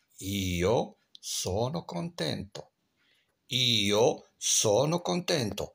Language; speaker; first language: Italian; non-native, fluent; Arabic